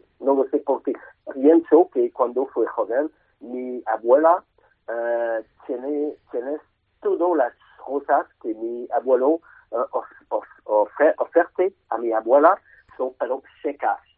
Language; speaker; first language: Spanish; non-native, learner; French